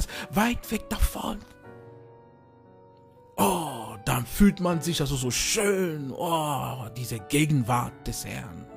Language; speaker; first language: German; non-native, fluent; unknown